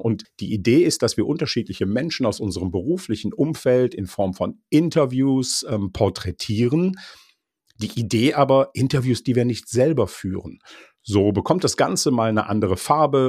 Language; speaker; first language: German; native; German